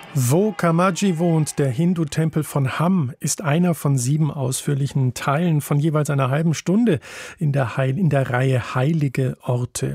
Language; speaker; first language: German; native; German